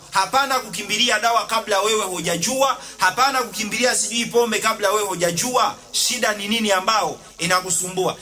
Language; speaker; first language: Swahili; native; Swahili